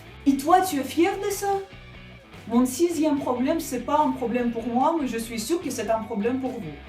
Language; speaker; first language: French; non-native, fluent; Ukrainian